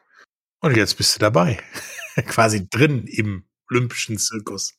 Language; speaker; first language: German; native; German